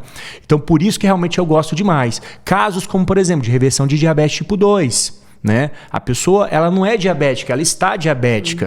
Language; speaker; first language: Portuguese; native; Portuguese